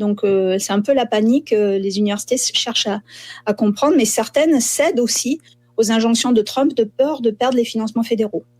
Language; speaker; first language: French; native; French